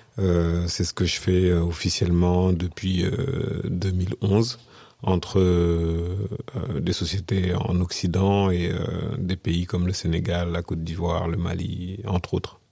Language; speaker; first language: French; early bilingual, other home language; Wolof